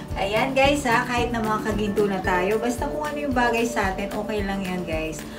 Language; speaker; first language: Filipino; non-native, local second language; Pampanga